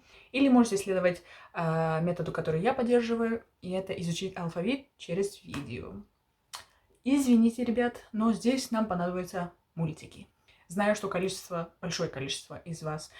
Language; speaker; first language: Russian; early bilingual, heritage; Russian